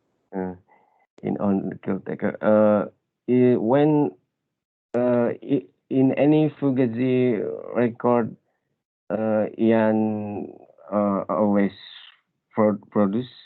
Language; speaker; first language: English; non-native, learner; Indonesian